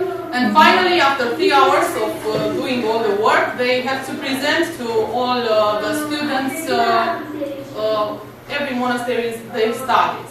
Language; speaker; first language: English; non-native, learner; Romanian